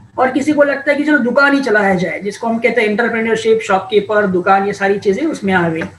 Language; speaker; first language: Hindi; non-native, local second language; Marathi